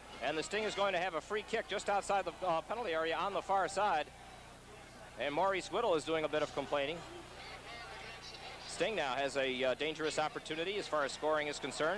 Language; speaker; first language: English; native; English